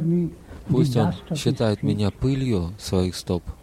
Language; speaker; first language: Russian; native; Russian